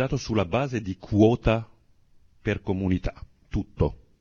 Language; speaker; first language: Italian; non-native, fluent; Arabic